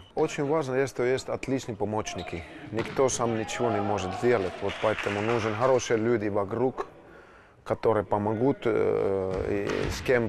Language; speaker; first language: Russian; non-native, fluent; Finnish